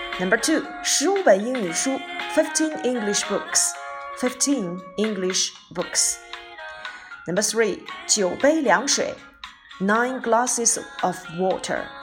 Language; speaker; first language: English; non-native, fluent; Chinese